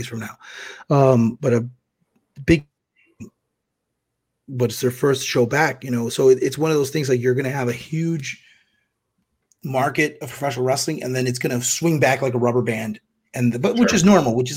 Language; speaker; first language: English; native; English